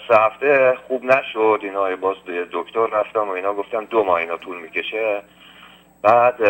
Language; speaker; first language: Persian; early bilingual, heritage; Persian